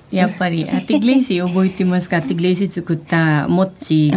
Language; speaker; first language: Japanese; non-native, fluent; Filipino